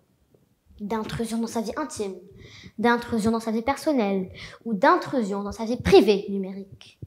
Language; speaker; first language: French; non-native, local second language; Arabic